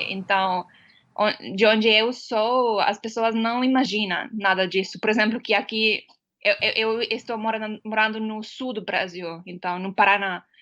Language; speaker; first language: Portuguese; non-native, fluent; Estonian